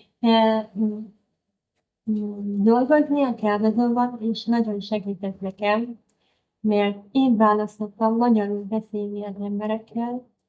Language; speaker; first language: Hungarian; non-native, learner; Persian